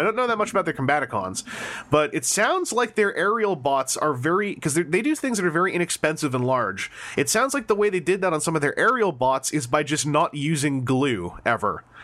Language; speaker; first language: English; native; English